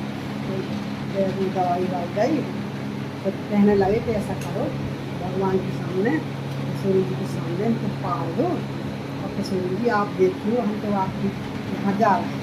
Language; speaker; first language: Hindi; native; Hindi